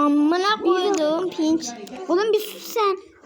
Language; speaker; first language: Turkish; native; Turkish